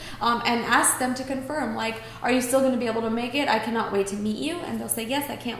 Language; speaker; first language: English; native; English